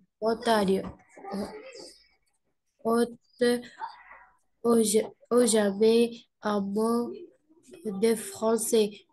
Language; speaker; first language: French; non-native, learner; Arabic